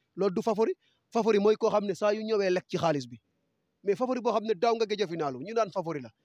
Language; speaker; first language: Wolof; native; Wolof